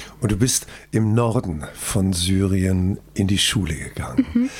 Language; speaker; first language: German; native; German